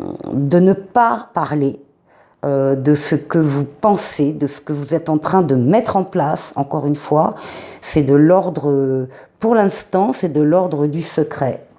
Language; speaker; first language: French; native; French